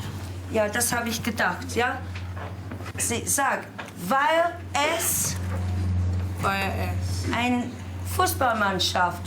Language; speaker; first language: German; non-native, fluent; English